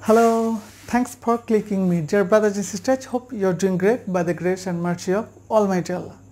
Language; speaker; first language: English; non-native, local second language; Bangla